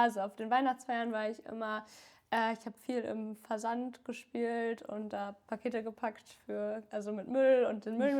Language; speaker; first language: German; native; German